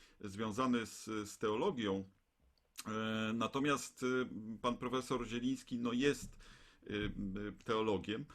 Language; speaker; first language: Polish; native; Polish